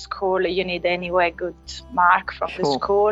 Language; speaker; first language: English; non-native, fluent; Italian